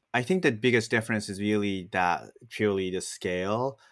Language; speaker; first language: English; non-native, fluent; Japanese